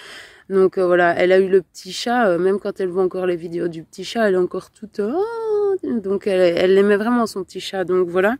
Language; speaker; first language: French; native; French